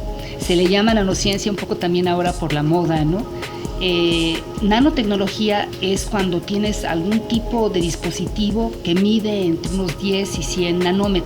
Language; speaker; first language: Spanish; native; Spanish